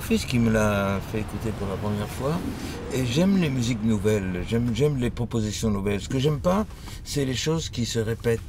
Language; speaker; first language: French; early bilingual, other home language; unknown